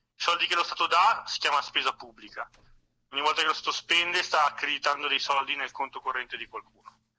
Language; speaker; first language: Italian; native; Italian